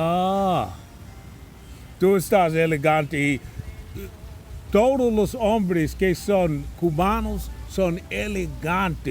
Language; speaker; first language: Spanish; non-native, learner; English